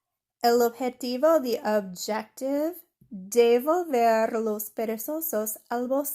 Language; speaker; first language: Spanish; non-native, fluent; English